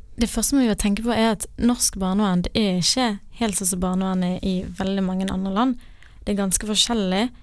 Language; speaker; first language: Norwegian; native; Norwegian